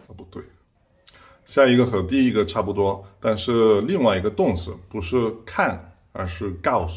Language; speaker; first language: Chinese; non-native, fluent; Spanish